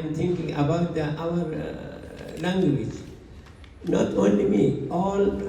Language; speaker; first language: English; non-native, learner; Persian